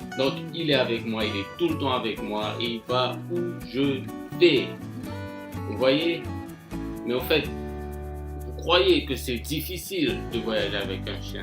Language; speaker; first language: French; non-native, fluent; Japanese